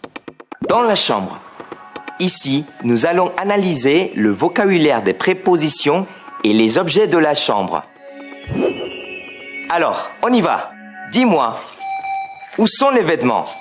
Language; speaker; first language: French; non-native, fluent; Spanish